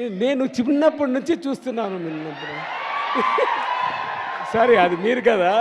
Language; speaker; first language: Telugu; non-native, learner; Tamil